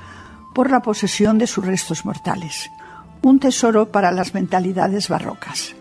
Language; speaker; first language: Spanish; native; Spanish